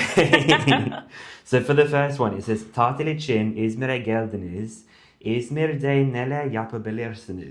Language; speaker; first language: Turkish; non-native, learner; English